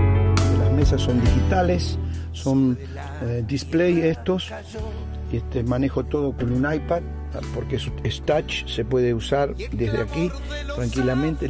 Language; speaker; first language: Spanish; native; Spanish